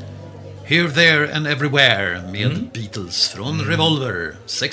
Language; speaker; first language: Swedish; native; Swedish